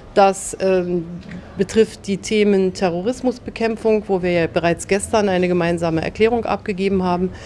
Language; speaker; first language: German; native; German